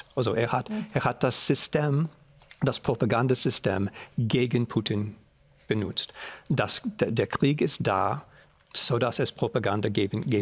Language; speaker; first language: German; non-native, fluent; English